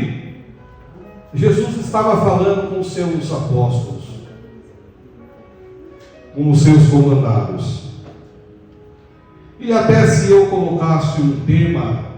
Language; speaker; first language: Portuguese; native; Portuguese